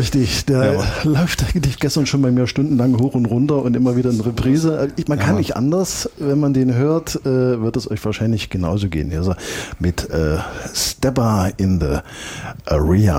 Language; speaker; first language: German; native; German